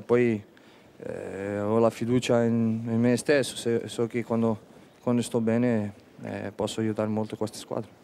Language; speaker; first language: Italian; non-native, fluent; Spanish